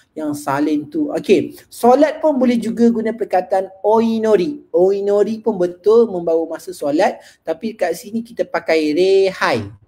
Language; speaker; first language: Malay; native; Malay